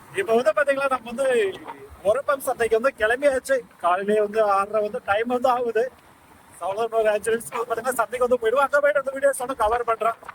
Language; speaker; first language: Tamil; native; Tamil